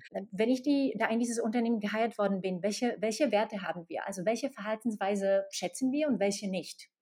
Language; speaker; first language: German; non-native, fluent; Slovak